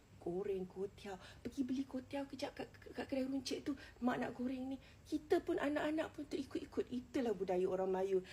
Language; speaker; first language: Malay; native; Malay